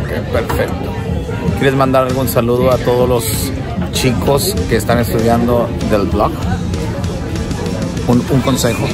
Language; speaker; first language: Spanish; native; Spanish